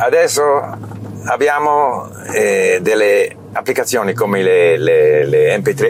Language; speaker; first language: Italian; non-native, learner; English